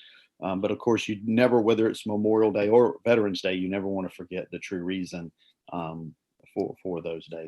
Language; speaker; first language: English; native; English